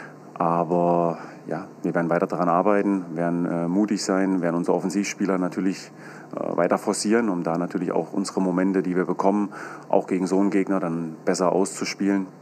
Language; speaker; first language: German; native; German